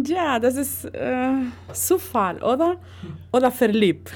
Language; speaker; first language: German; non-native, learner; Spanish